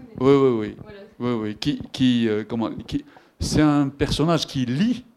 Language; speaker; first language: French; non-native, fluent; Japanese